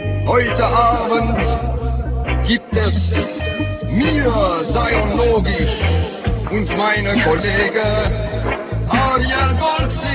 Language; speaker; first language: German; non-native, learner; Dutch